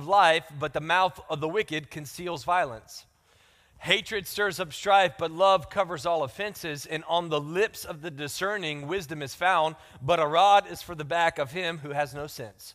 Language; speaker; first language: English; native; English